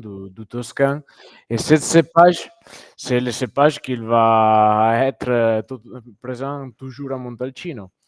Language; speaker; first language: French; non-native, fluent; Italian